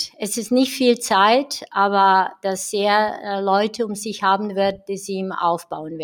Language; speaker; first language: German; non-native, fluent; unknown